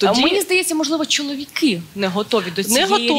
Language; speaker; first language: Ukrainian; native; Ukrainian